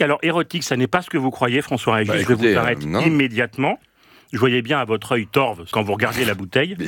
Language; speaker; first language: French; native; French